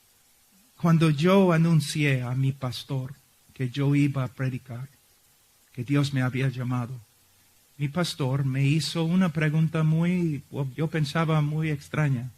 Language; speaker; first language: Spanish; non-native, fluent; English